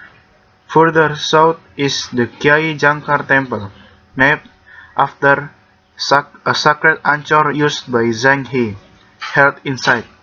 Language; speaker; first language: English; non-native, learner; Indonesian